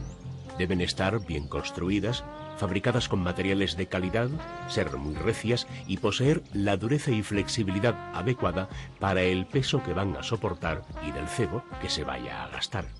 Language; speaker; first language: Spanish; native; Spanish